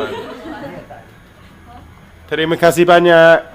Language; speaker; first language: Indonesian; non-native, learner; English